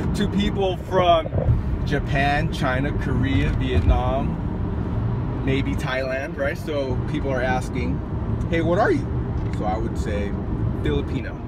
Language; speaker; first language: English; native; English